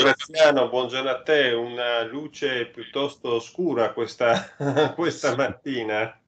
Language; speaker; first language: Italian; native; Italian